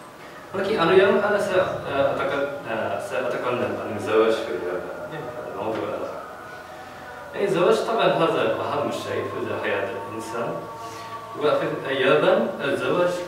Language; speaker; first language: Arabic; non-native, learner; Japanese